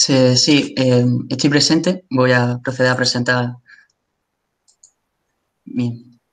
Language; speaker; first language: Spanish; native; Spanish